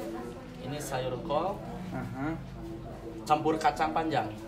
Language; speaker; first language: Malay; non-native, local second language; Minangkabau